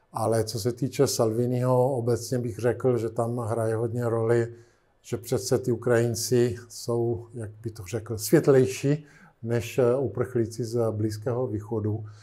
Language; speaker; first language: Czech; non-native, fluent; Italian